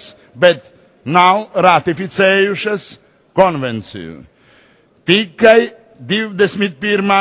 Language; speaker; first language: Latvian; non-native, local second language; Russian